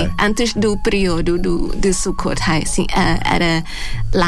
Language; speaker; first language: Portuguese; non-native, fluent; Thai